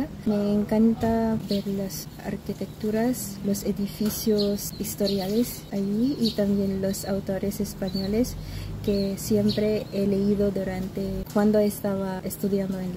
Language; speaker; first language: Spanish; non-native, fluent; Filipino